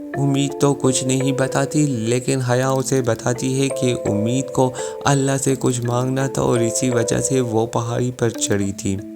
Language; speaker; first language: Urdu; native; Urdu